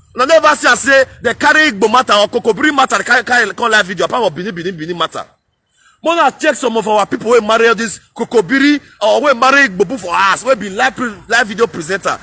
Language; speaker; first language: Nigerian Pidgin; non-native, local second language; Bini